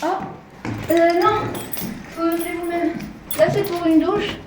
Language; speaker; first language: French; native; French